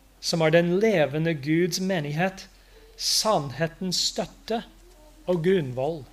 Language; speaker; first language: Norwegian; non-native, fluent; English